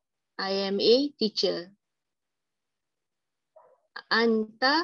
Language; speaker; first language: English; non-native, learner; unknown